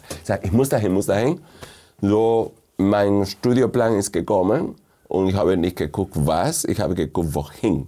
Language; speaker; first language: German; non-native, fluent; Spanish